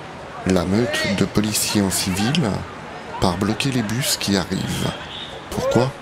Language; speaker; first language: French; native; French